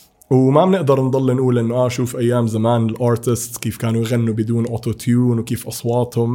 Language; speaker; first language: Arabic; early bilingual, heritage; Arabic